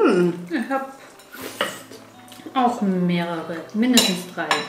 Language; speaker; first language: German; native; German